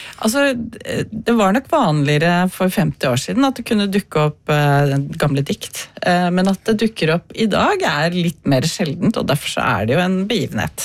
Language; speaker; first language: Norwegian; native; Norwegian